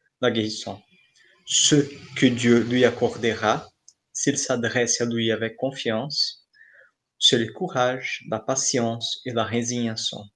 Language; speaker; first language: French; non-native, fluent; Portuguese